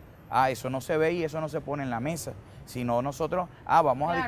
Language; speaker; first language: Spanish; native; Spanish